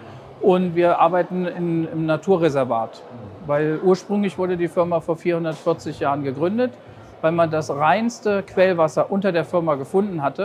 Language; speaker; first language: German; native; German